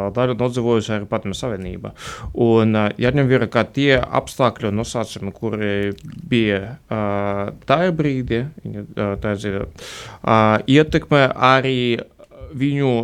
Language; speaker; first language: Latvian; non-native, fluent; Russian